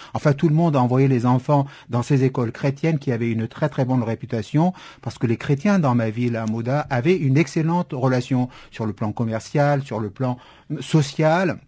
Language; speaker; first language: French; non-native, fluent; Kurdish